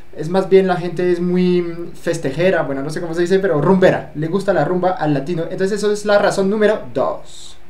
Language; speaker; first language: Spanish; non-native, fluent; French